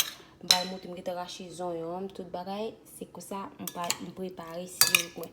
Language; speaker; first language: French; non-native, learner; Haitian Creole